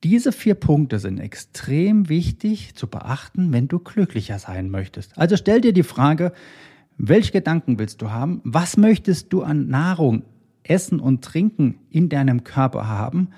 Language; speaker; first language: German; native; German